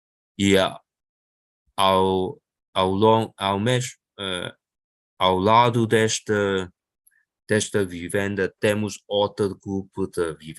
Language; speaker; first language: Portuguese; non-native, local second language; Chinese